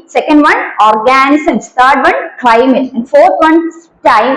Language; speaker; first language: English; non-native, local second language; Malayalam